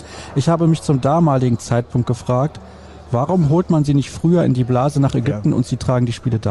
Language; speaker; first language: German; native; German